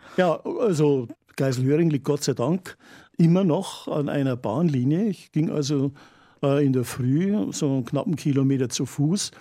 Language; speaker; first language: German; native; German